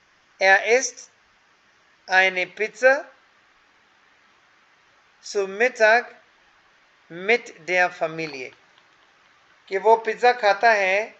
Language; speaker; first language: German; non-native, fluent; Hindi